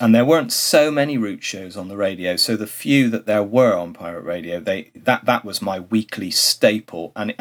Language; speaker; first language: English; native; English